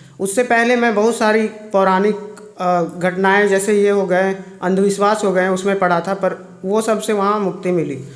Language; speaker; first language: Hindi; native; Hindi